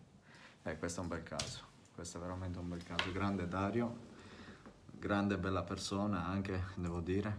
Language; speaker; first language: Italian; native; Italian